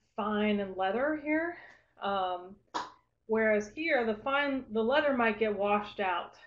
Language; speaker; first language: English; native; English